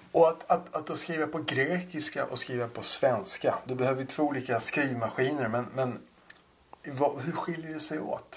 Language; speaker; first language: Swedish; native; Swedish